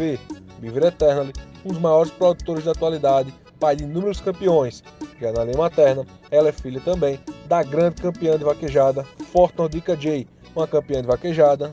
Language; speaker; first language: Portuguese; native; Portuguese